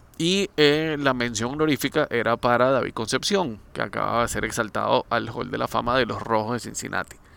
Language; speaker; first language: Spanish; native; Spanish